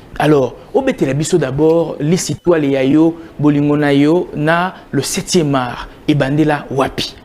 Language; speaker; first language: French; non-native, local second language; Lingala